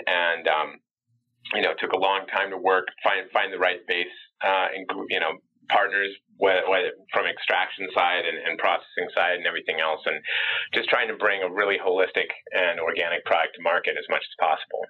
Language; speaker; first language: English; native; English